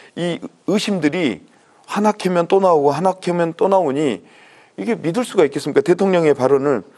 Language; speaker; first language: Korean; native; Korean